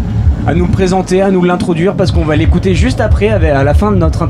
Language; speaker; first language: French; native; French